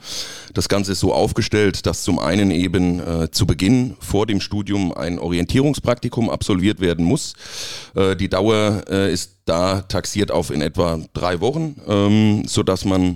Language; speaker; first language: German; native; German